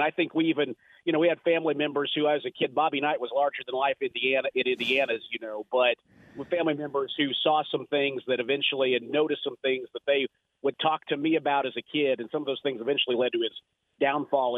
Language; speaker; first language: English; native; English